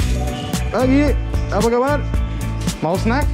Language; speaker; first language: Indonesian; non-native, learner; Danish